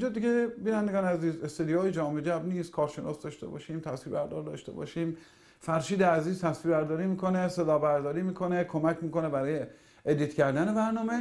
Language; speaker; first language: Persian; native; Persian